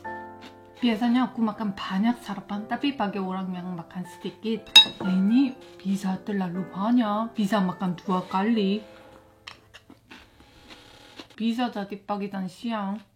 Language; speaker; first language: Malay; non-native, fluent; Korean